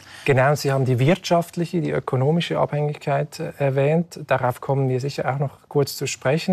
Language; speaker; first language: German; native; German